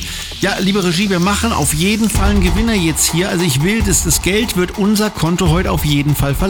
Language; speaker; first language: German; native; German